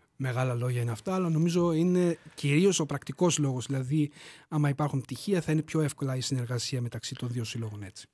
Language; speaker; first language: Greek; early bilingual, heritage; Greek